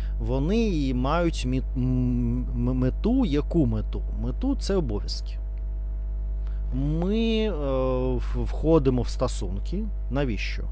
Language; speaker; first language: Ukrainian; non-native, learner; Russian